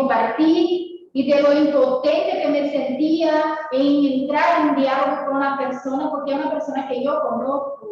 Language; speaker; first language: Spanish; non-native, fluent; Portuguese